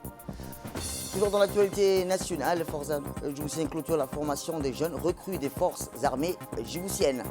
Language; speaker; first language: French; native; French